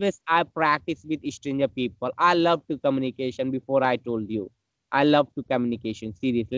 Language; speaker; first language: English; non-native, learner; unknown